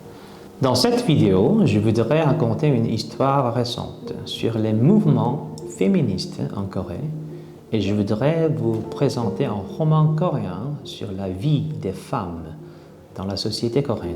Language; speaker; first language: French; non-native, fluent; Korean